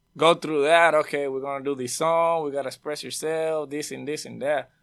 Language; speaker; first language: English; non-native, fluent; Spanish